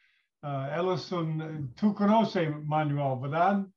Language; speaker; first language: Spanish; non-native, learner; English